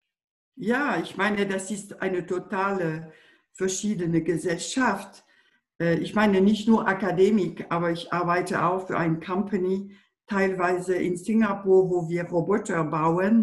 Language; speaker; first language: German; non-native, fluent; French